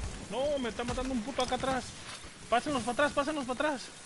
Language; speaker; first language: Spanish; early bilingual, heritage; Spanish